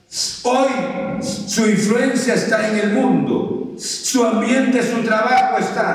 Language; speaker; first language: Spanish; native; Spanish